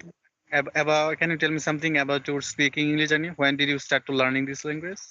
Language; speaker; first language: English; non-native, fluent; Bangla